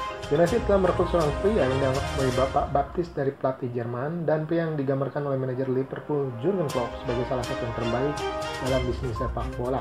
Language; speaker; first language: Indonesian; native; Indonesian